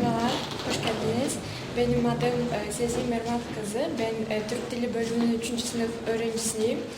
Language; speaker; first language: Turkish; non-native, learner; Kyrgyz